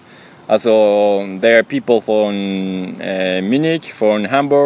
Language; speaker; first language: English; non-native, learner; Spanish